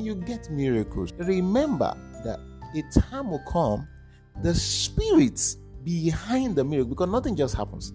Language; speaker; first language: English; non-native, local second language; Bini